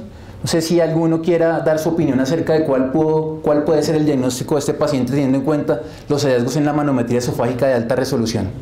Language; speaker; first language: Spanish; native; Spanish